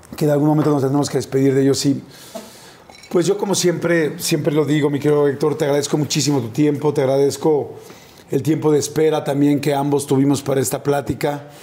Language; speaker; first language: Spanish; native; Spanish